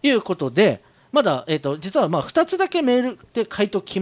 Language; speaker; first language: Japanese; native; Japanese